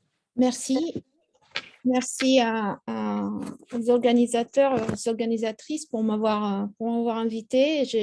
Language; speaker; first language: French; non-native, fluent; Italian